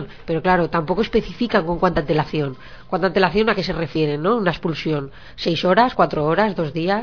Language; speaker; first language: Spanish; native; Spanish